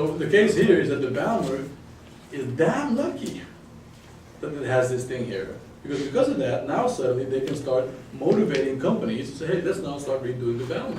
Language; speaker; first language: English; non-native, fluent; Dutch